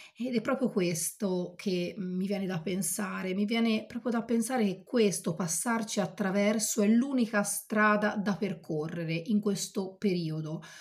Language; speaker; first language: Italian; native; Italian